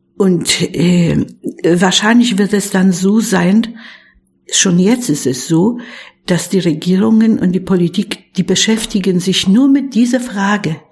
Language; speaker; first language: German; non-native, fluent; Polish